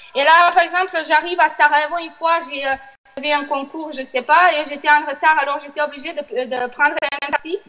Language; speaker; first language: French; non-native, fluent; Bosnian